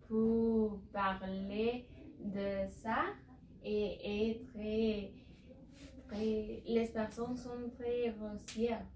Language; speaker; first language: French; non-native, learner; Spanish